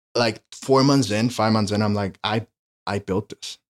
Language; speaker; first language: English; non-native, fluent; Spanish